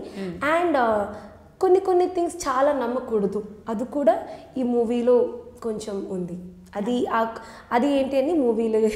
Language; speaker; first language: Telugu; non-native, learner; Malayalam